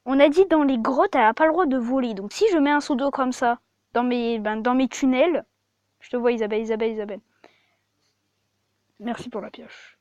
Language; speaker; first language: French; native; French